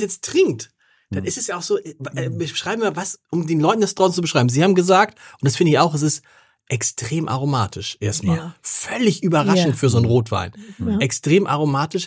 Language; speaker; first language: German; native; German